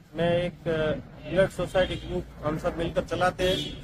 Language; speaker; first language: Hindi; native; Hindi